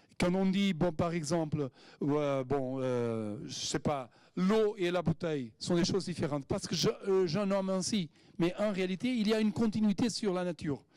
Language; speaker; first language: French; non-native, fluent; Portuguese